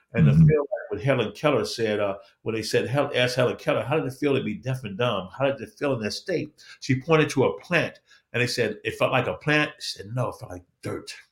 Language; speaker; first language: English; native; English